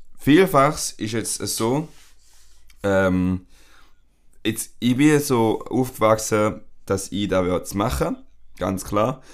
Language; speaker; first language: German; non-native, fluent; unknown